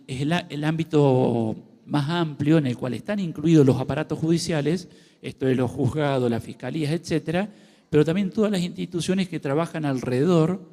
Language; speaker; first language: Spanish; native; Spanish